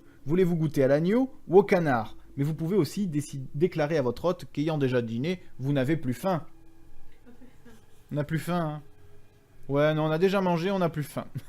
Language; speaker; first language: French; native; French